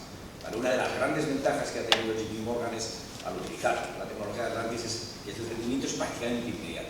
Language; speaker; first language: Spanish; native; Spanish